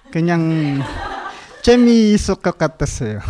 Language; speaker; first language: Korean; non-native, learner; Iloko